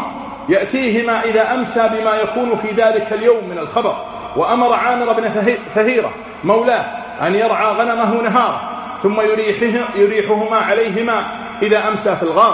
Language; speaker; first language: Arabic; native; Arabic